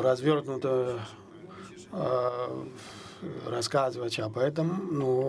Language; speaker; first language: Russian; non-native, fluent; Chinese